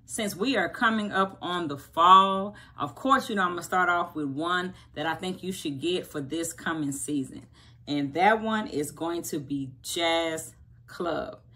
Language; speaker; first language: English; native; English